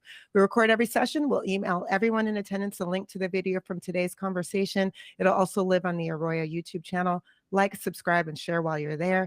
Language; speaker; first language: English; native; English